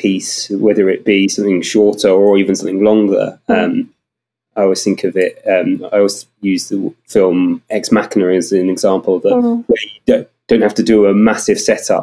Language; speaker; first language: English; native; English